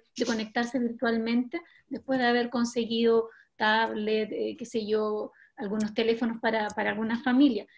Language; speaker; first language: Spanish; native; Spanish